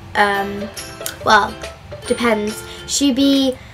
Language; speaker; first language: English; native; English